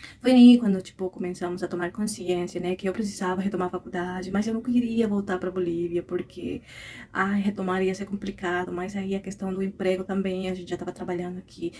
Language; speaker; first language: Portuguese; non-native, fluent; Spanish